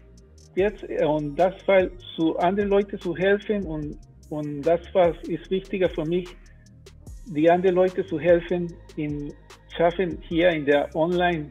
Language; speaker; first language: German; non-native, learner; Spanish